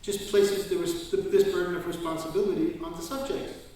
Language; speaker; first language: English; non-native, fluent; Danish